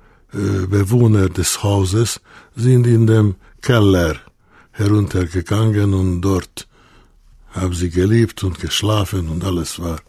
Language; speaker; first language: German; non-native, fluent; Hungarian